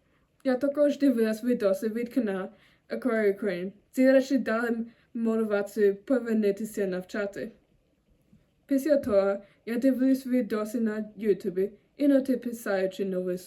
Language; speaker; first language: Ukrainian; non-native, learner; German